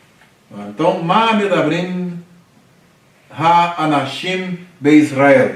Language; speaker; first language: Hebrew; non-native, fluent; Portuguese